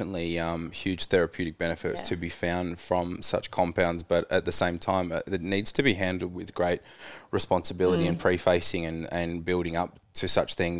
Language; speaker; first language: English; native; English